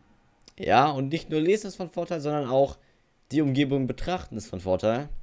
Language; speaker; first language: German; native; German